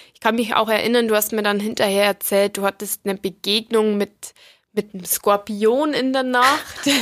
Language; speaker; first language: German; native; German